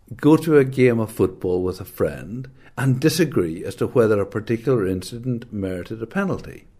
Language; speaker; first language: English; native; English